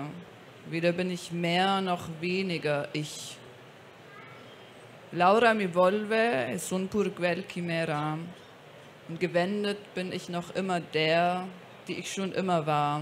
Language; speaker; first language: German; native; German